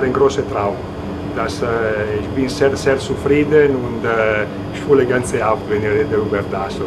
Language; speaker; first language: German; non-native, learner; Italian